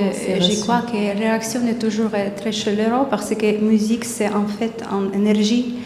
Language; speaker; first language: French; non-native, learner; Ukrainian